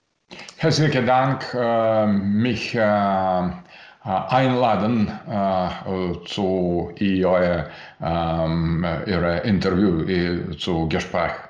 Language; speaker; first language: German; non-native, learner; Russian